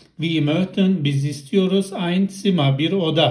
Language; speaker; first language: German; non-native, fluent; Turkish